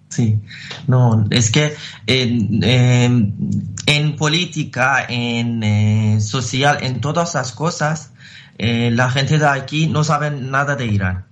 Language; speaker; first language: Spanish; non-native, fluent; Persian